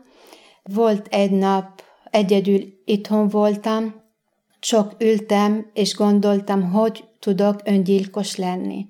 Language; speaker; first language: Hungarian; non-native, fluent; Arabic